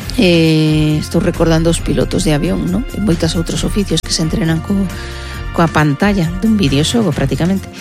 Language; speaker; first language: Galician; non-native, local second language; Spanish